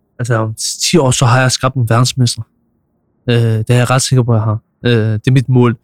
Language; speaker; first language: Danish; early bilingual, other home language; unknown